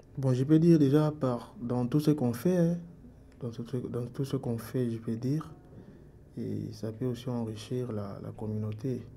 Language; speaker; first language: French; non-native, local second language; Lingala